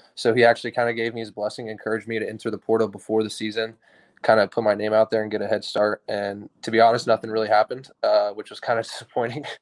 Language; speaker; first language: English; native; English